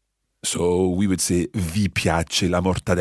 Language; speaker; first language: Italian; non-native, fluent; English